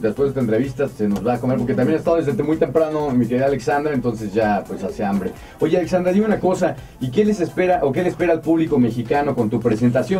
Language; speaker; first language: Spanish; native; Spanish